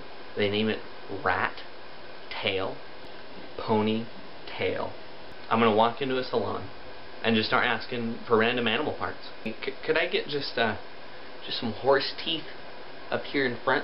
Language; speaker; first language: English; native; English